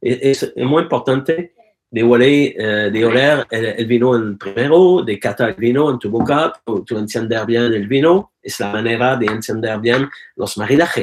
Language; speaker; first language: Spanish; non-native, learner; French